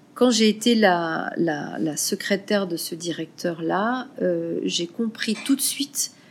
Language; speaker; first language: French; native; French